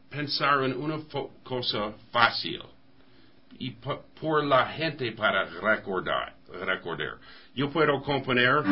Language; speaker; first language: Spanish; non-native, learner; English